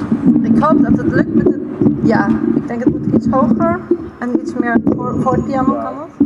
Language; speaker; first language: Dutch; non-native, fluent; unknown